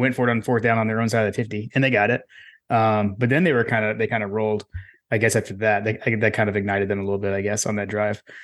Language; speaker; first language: English; native; English